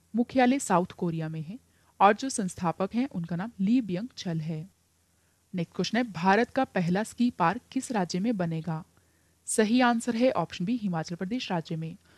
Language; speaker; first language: Hindi; native; Hindi